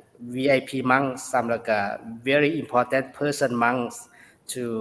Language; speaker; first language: English; non-native, learner; Thai